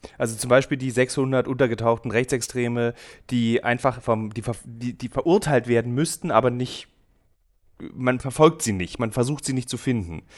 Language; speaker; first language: German; native; German